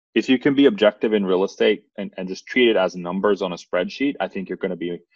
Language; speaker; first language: English; non-native, fluent; Norwegian